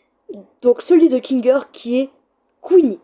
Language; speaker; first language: French; native; French